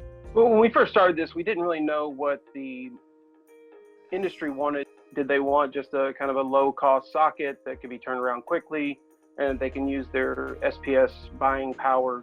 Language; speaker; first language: English; native; English